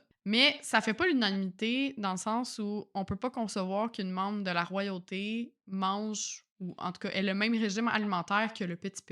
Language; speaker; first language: French; native; French